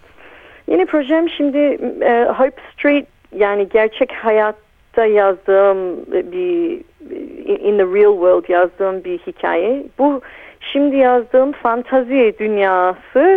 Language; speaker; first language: Turkish; early bilingual, heritage; Turkish